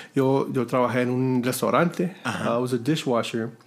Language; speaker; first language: Spanish; early bilingual, heritage; Spanish